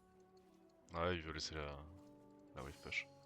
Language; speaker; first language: French; native; French